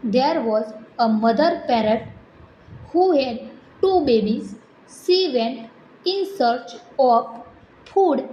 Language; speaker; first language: English; non-native, local second language; Gujarati